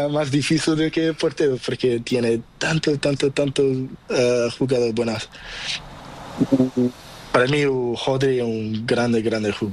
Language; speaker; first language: Spanish; non-native, learner; Portuguese